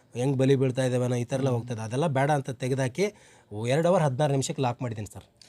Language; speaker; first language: Kannada; native; Kannada